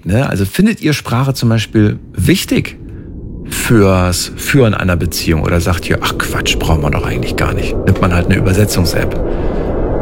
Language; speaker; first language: German; native; German